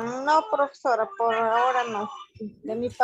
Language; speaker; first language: Spanish; native; Spanish